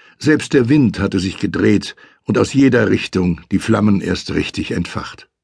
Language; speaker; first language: German; native; German